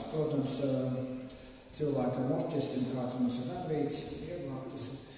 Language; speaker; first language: Latvian; native; Latvian